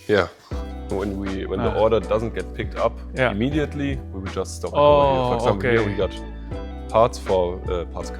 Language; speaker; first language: English; non-native, fluent; German